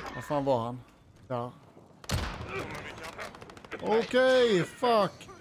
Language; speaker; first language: Swedish; native; Swedish